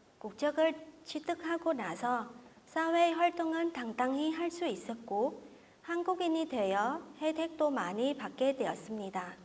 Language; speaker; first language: Korean; non-native, fluent; Vietnamese